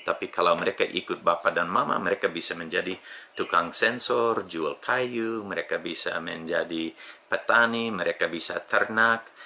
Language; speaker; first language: Indonesian; non-native, fluent; English